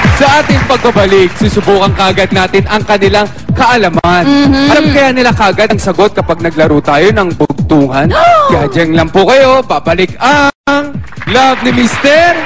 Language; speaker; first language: Filipino; native; Filipino